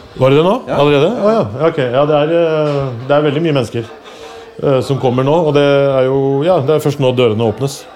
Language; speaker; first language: Norwegian; native; Norwegian